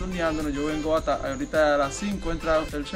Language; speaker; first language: Spanish; native; Spanish